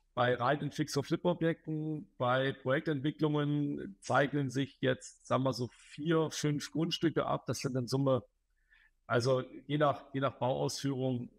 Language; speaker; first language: German; native; German